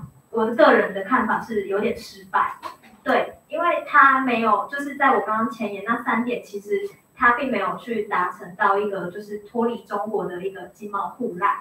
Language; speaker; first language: Chinese; native; Chinese